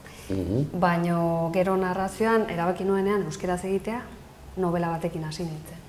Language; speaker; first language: Basque; non-native, local second language; Spanish